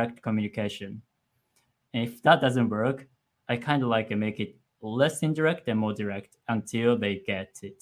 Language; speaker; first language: English; non-native, fluent; Japanese